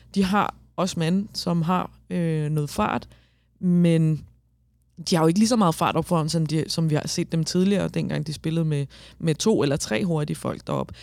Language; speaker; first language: Danish; native; Danish